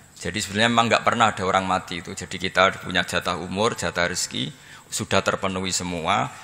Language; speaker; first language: Indonesian; non-native, local second language; Javanese